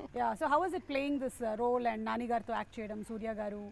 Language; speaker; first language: Telugu; native; Telugu